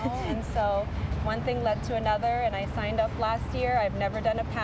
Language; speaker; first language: English; early bilingual, other home language; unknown